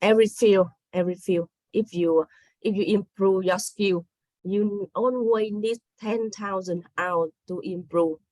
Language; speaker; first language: English; non-native, learner; Vietnamese